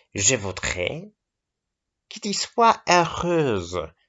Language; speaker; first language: French; non-native, fluent; Polish